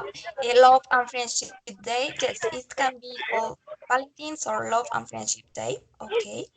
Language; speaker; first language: English; non-native, learner; Spanish